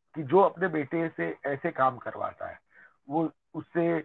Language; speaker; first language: Hindi; non-native, local second language; Gujarati